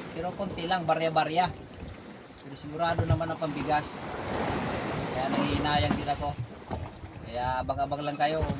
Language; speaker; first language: Filipino; non-native, local second language; Cebuano